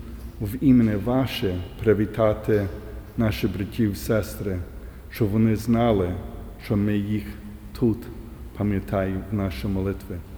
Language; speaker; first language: Ukrainian; early bilingual, heritage; English